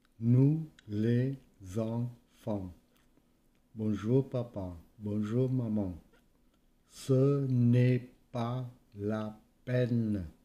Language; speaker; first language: French; non-native, fluent; Vietnamese